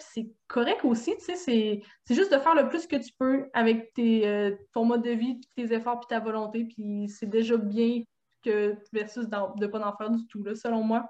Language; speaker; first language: French; native; French